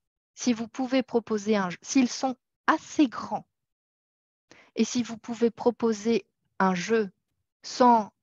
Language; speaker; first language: French; native; French